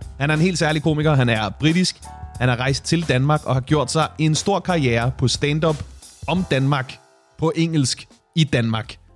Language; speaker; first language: Danish; native; Danish